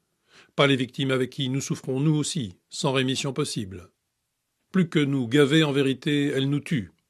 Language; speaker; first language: French; native; French